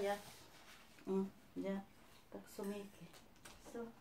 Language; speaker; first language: Swedish; non-native, learner; Filipino